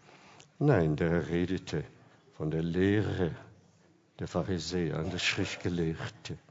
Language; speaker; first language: German; non-native, fluent; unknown